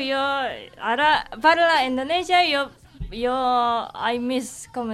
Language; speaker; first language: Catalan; non-native, learner; Indonesian